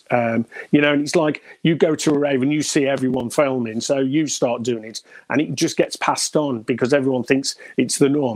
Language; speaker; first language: English; native; English